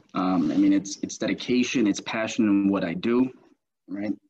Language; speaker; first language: English; native; English